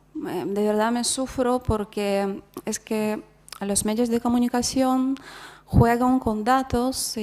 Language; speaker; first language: Spanish; non-native, fluent; Russian